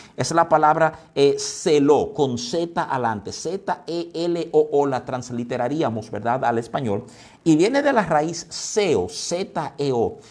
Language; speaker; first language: Spanish; native; Spanish